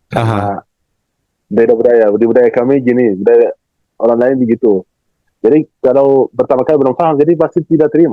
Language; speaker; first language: Indonesian; non-native, fluent; Arabic